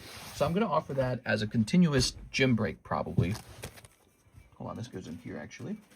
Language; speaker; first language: English; native; English